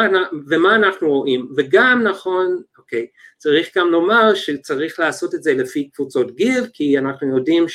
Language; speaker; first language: Hebrew; non-native, fluent; English